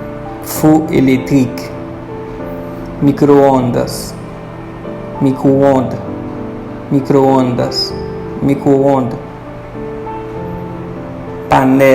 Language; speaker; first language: Portuguese; non-native, fluent; Haitian Creole